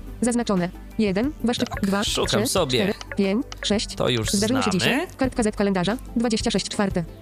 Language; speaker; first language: Polish; native; Polish